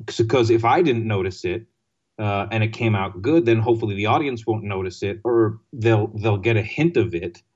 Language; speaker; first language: English; non-native, fluent; Greek